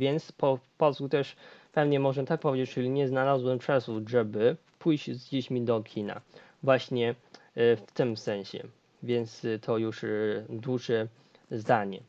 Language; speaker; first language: Polish; non-native, fluent; Chinese